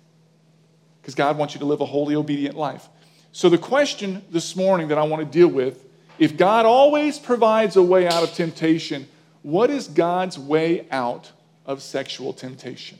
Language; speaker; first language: English; native; English